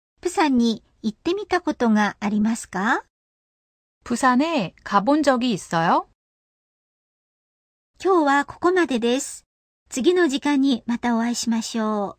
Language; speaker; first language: Japanese; non-native, fluent; Korean